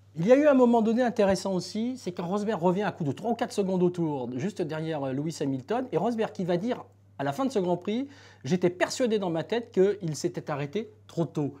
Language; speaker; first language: French; native; French